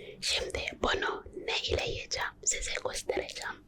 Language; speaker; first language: Turkish; non-native, learner; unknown